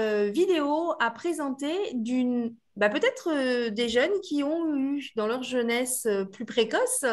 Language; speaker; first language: French; native; French